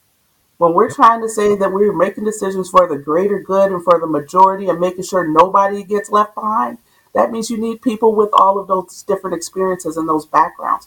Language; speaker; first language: English; native; English